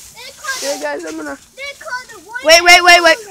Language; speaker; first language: English; native; English